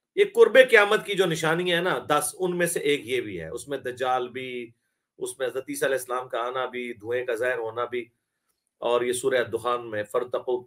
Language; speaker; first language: Urdu; non-native, local second language; Punjabi